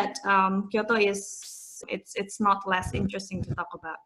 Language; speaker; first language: English; non-native, fluent; Indonesian